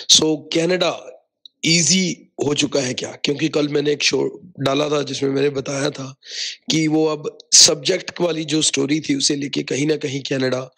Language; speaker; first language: Hindi; non-native, local second language; Punjabi